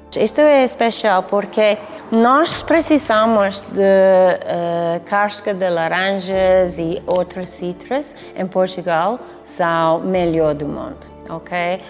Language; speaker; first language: Portuguese; non-native, learner; English